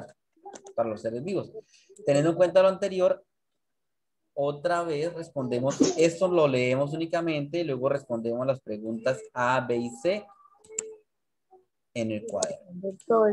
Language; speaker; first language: Spanish; native; Spanish